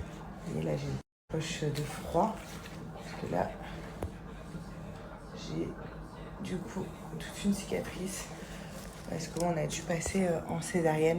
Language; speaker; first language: French; native; French